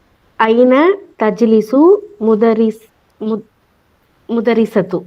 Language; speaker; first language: Arabic; non-native, learner; Tamil